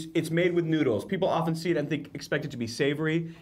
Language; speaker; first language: English; native; English